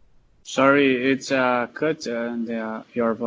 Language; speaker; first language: English; non-native, learner; Portuguese